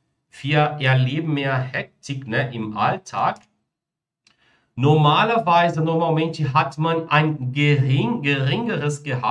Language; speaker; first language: German; non-native, fluent; Portuguese